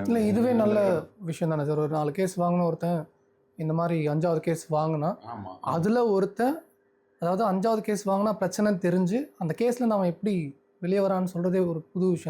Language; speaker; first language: Tamil; native; Tamil